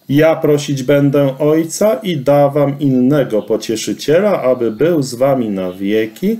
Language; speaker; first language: Polish; native; Polish